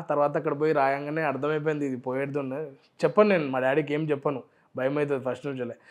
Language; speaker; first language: Telugu; non-native, local second language; Urdu